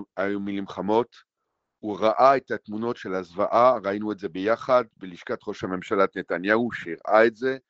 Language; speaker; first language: Hebrew; non-native, fluent; French